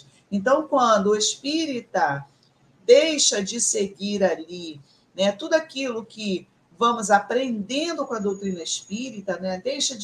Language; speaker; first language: Portuguese; native; Portuguese